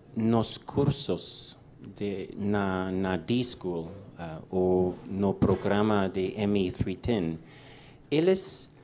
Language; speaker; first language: Portuguese; non-native, learner; English